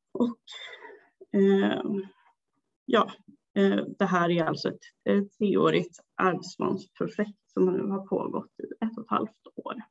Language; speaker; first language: Swedish; native; Swedish